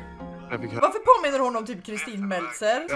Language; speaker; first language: Swedish; native; Swedish